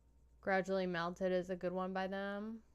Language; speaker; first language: English; native; English